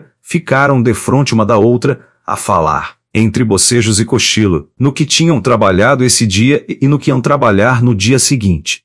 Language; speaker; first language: Portuguese; native; Portuguese